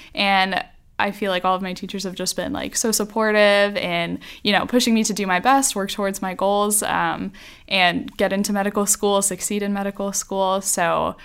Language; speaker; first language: English; native; English